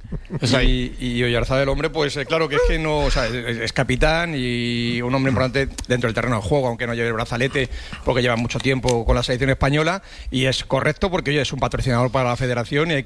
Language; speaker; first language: Spanish; native; Spanish